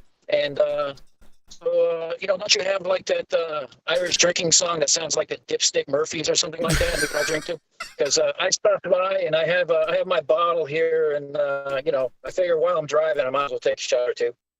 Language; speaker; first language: English; native; English